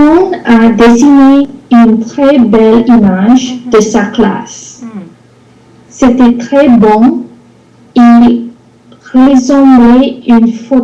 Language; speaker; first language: French; non-native, learner; English